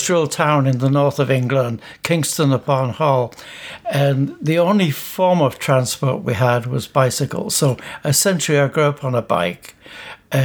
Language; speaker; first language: English; native; English